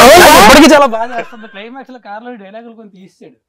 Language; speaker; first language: Telugu; native; Telugu